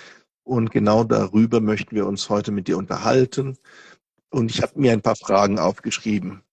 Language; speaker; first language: German; non-native, fluent; Portuguese